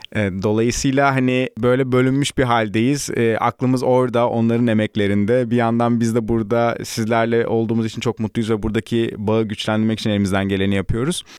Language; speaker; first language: Turkish; native; Turkish